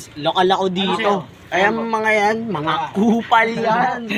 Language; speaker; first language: Filipino; native; Filipino